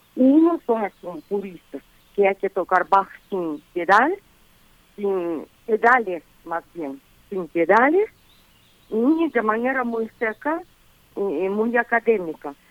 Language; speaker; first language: Spanish; non-native, fluent; Russian